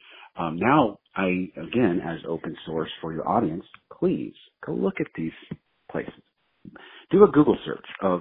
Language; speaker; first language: English; native; English